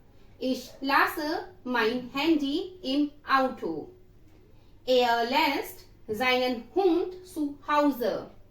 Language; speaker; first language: German; non-native, fluent; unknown